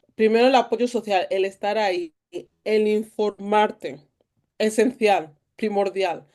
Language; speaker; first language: Spanish; native; Spanish